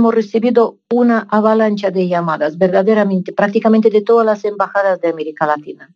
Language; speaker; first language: Spanish; non-native, fluent; Russian